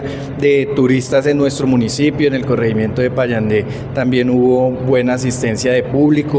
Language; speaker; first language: Spanish; native; Spanish